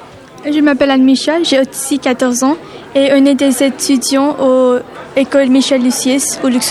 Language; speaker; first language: French; non-native, learner; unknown